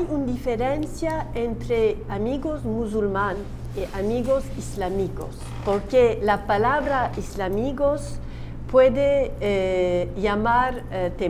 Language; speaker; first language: Spanish; non-native, learner; Turkish